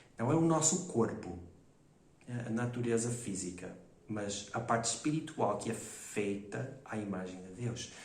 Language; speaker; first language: Portuguese; non-native, fluent; English